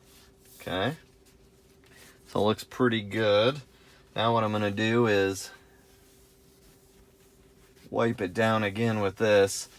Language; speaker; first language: English; native; English